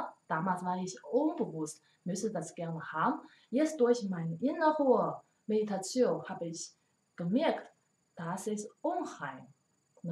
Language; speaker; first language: German; non-native, learner; Chinese